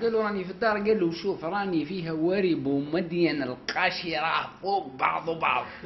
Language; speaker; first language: Arabic; native; Arabic